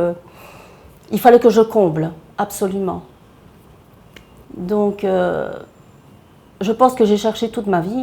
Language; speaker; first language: French; early bilingual, other home language; Chinese